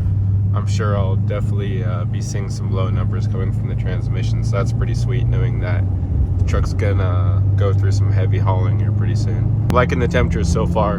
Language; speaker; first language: English; native; English